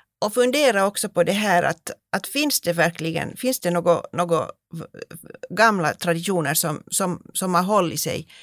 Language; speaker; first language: Swedish; native; Swedish